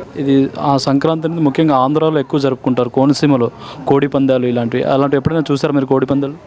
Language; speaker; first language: Telugu; native; Telugu